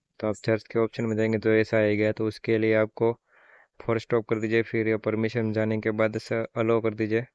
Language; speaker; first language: Hindi; non-native, local second language; Gujarati